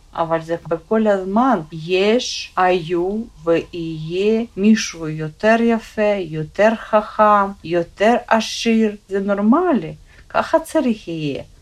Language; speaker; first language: Hebrew; early bilingual, other home language; Russian